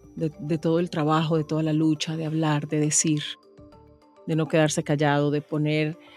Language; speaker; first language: Spanish; native; Spanish